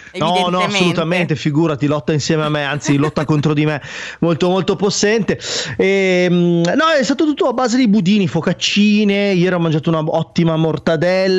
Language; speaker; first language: Italian; native; Italian